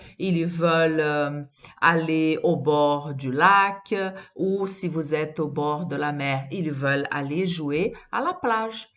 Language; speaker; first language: French; non-native, fluent; Portuguese